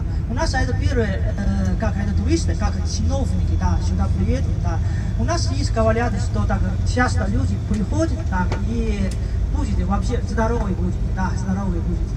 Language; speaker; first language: Russian; non-native, learner; Chinese